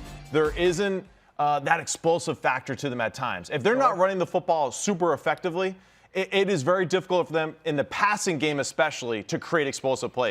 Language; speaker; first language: English; native; English